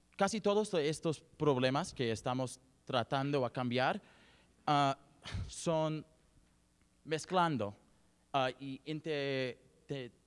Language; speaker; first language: Spanish; non-native, learner; English